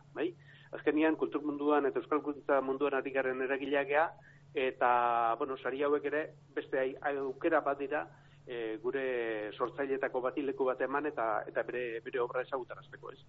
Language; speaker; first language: Basque; native; Basque